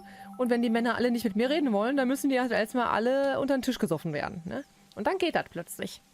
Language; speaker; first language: German; native; German